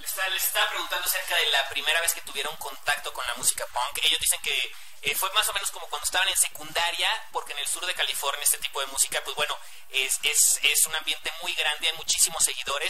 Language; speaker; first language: Spanish; native; Spanish